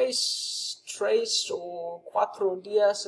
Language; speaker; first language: Spanish; non-native, learner; English